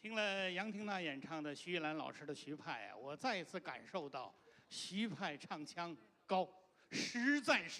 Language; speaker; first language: Chinese; native; Chinese